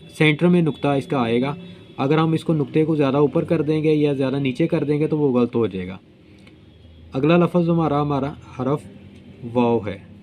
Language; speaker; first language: Urdu; non-native, local second language; Punjabi